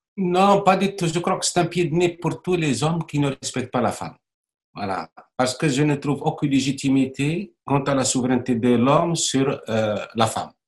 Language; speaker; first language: French; non-native, local second language; Arabic